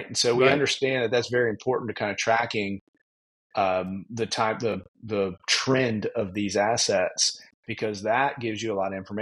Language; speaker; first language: English; native; English